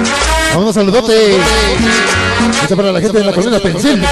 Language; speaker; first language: Spanish; native; Spanish